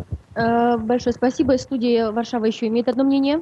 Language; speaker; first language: Russian; native; Russian